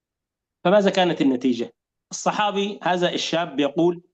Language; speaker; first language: Arabic; native; Arabic